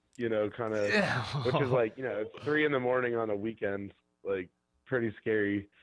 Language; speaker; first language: English; native; English